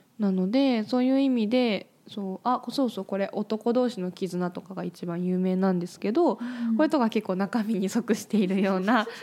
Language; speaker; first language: Japanese; native; Japanese